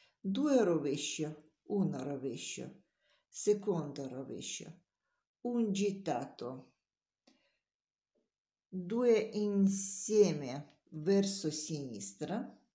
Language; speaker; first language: Italian; non-native, learner; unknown